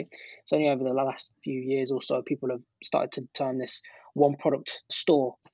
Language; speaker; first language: English; native; English